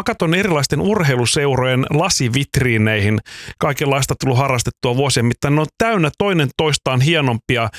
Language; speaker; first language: Finnish; native; Finnish